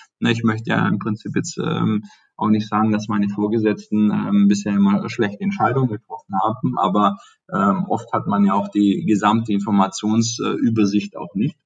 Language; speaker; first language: German; early bilingual, other home language; Turkish